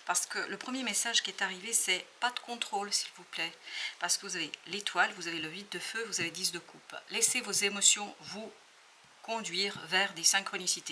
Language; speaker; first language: French; native; French